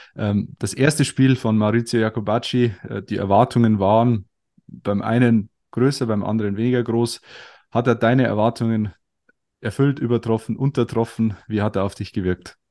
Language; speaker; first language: German; native; German